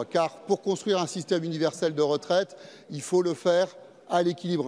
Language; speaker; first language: French; native; French